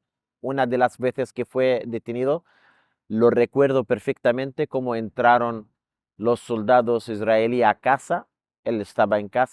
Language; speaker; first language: Spanish; non-native, fluent; Arabic